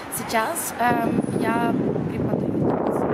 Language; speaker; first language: Russian; early bilingual, heritage; Russian